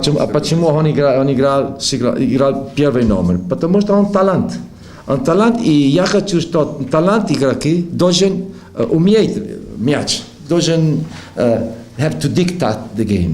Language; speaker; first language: Russian; non-native, learner; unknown